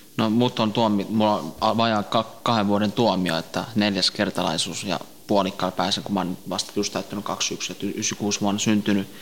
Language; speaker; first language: Finnish; early bilingual, other home language; Central Kurdish